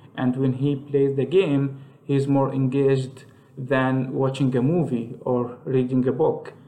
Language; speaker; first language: English; non-native, fluent; Arabic